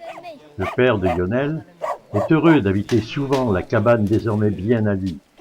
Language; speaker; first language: French; native; French